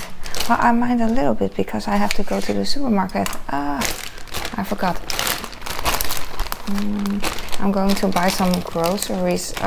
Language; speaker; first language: English; non-native, fluent; Dutch